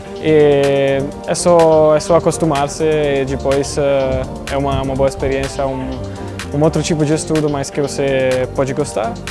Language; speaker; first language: Portuguese; non-native, fluent; Italian